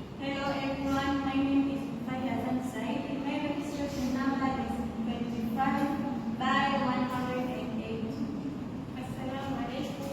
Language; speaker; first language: English; non-native, local second language; Swahili